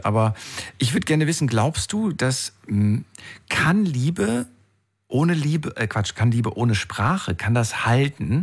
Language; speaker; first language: German; native; German